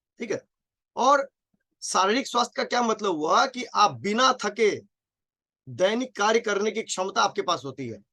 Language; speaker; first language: Hindi; native; Hindi